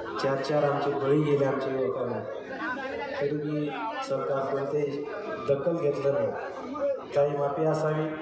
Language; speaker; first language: Marathi; non-native, local second language; Lambadi